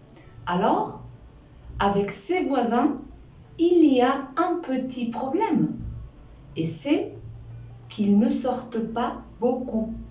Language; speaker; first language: French; non-native, fluent; Spanish